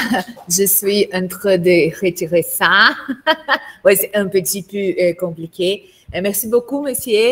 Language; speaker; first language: French; non-native, learner; Portuguese